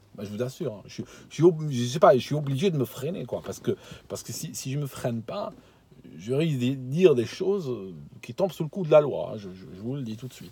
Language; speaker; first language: French; non-native, local second language; Arabic